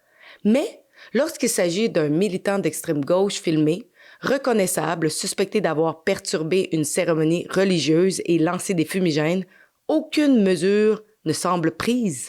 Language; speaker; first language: French; native; French